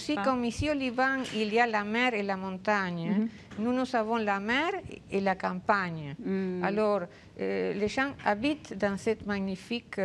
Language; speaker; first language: French; non-native, fluent; Spanish